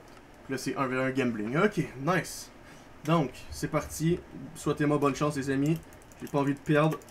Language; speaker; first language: French; native; French